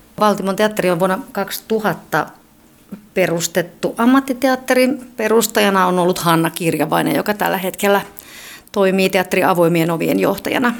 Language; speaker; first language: Finnish; native; Finnish